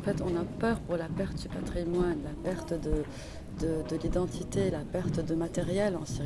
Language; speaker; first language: French; non-native, fluent; Arabic